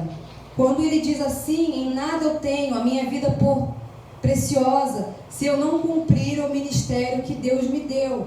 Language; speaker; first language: Portuguese; native; Portuguese